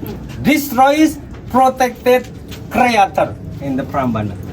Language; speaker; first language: English; non-native, learner; Indonesian